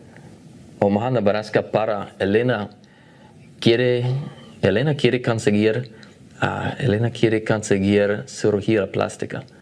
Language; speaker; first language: Spanish; non-native, learner; English